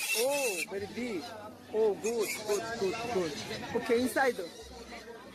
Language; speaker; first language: English; non-native, learner; Korean